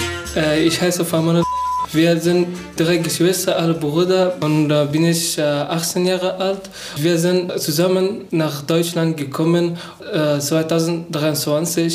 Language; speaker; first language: German; non-native, learner; Persian